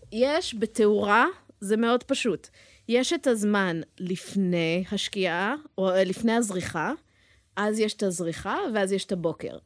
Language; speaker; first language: Hebrew; early bilingual, heritage; Hebrew